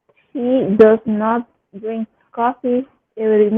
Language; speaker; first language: English; non-native, learner; Spanish